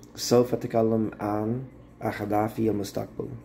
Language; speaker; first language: Arabic; non-native, learner; English